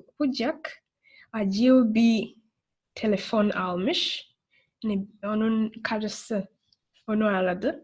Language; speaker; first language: Turkish; non-native, learner; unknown